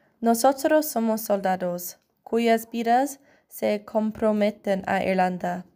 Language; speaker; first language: Spanish; non-native, learner; English